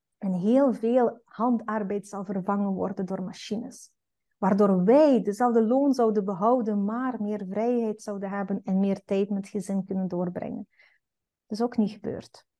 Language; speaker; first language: Dutch; non-native, fluent; Russian